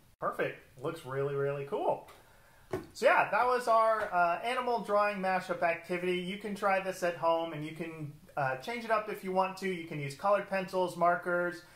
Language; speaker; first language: English; native; English